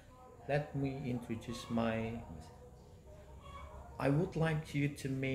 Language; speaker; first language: English; non-native, fluent; Indonesian